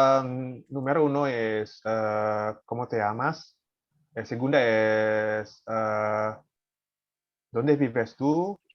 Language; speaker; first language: Spanish; non-native, learner; Indonesian